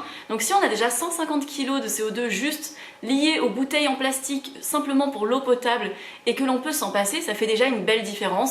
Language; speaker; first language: French; native; French